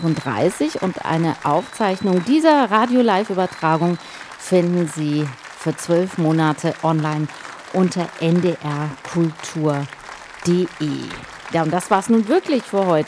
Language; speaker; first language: German; native; German